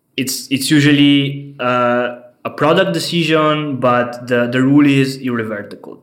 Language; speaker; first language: English; non-native, fluent; Italian